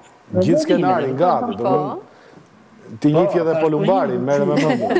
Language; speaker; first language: Albanian; native; Albanian